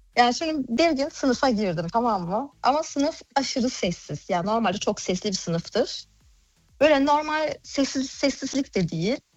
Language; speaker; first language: Turkish; early bilingual, heritage; Turkish